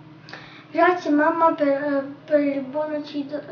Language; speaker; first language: Italian; early bilingual, other home language; Russian